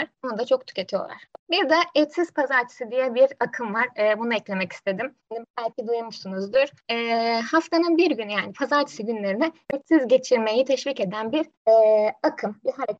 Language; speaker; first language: Turkish; native; Turkish